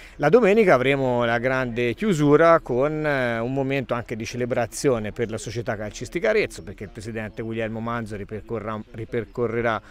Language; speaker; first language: Italian; native; Italian